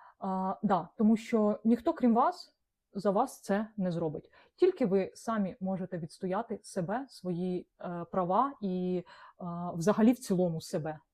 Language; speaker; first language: Ukrainian; non-native, local second language; Russian